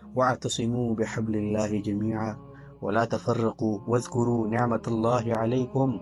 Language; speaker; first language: Urdu; non-native, local second language; Pashto